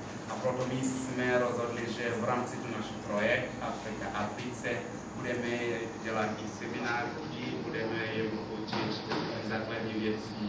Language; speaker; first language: Czech; non-native, learner; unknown